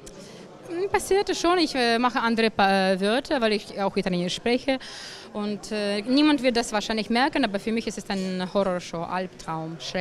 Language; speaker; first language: German; non-native, fluent; Russian